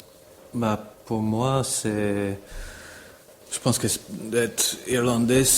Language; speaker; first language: French; non-native, fluent; English